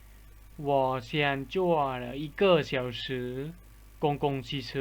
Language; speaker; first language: Chinese; non-native, fluent; Lao